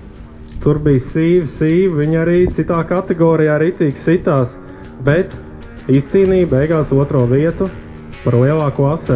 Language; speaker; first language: Latvian; native; Latvian